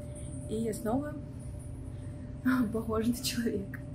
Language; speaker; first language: Russian; native; Russian